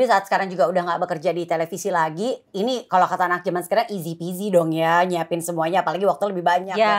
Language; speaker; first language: Indonesian; native; Indonesian